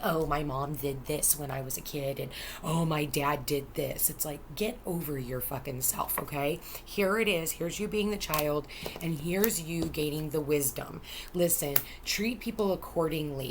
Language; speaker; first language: English; native; English